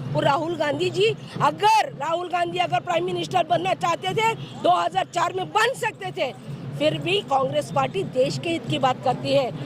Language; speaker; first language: Hindi; non-native, local second language; Kannada